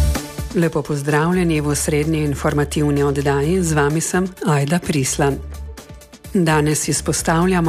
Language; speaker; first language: Slovenian; native; Slovenian